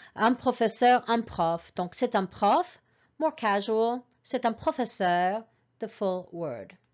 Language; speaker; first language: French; non-native, fluent; English